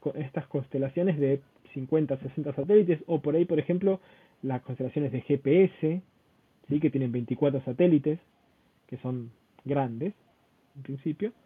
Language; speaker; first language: Spanish; native; Spanish